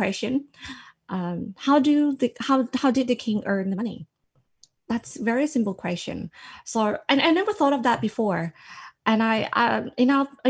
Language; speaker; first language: English; non-native, fluent; Thai